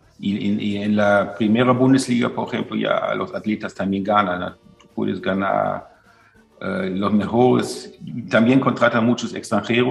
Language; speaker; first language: Spanish; non-native, fluent; German